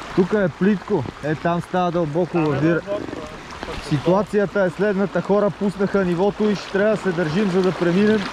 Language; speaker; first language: Bulgarian; native; Bulgarian